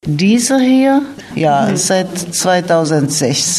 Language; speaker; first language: German; non-native, fluent; Arabic